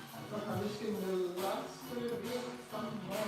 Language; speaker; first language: Dutch; native; Dutch